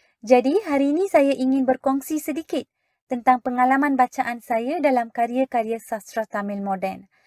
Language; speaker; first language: Malay; non-native, local second language; Tamil